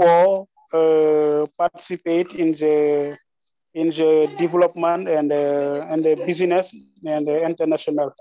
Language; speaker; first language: English; non-native, learner; French